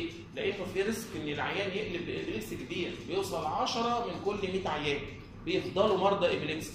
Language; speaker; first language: Arabic; native; Arabic